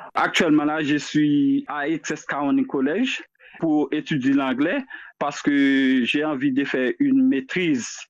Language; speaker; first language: French; non-native, local second language; Haitian Creole